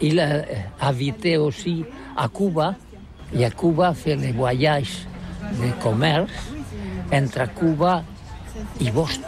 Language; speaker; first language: French; non-native, local second language; Catalan